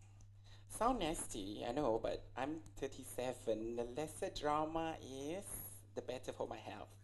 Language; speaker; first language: English; non-native, local second language; Malay